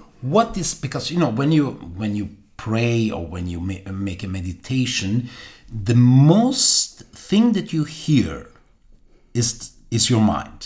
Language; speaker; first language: English; non-native, learner; German